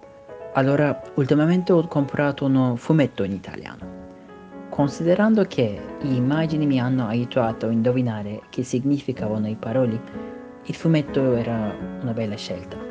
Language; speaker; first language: Italian; non-native, learner; Turkish